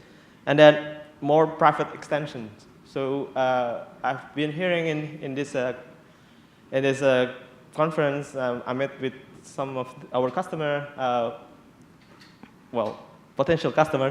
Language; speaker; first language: English; non-native, fluent; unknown